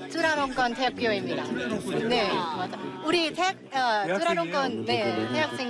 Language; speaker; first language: Korean; non-native, learner; Thai